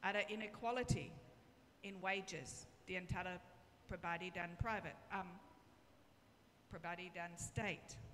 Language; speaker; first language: Indonesian; non-native, learner; English